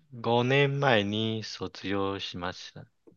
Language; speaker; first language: Japanese; non-native, learner; Chinese